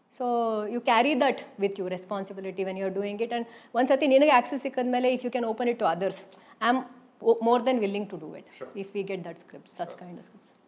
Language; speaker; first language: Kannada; native; Kannada